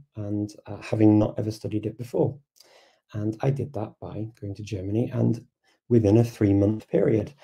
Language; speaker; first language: English; native; English